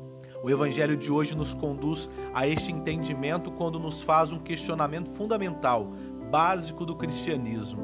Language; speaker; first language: Portuguese; native; Portuguese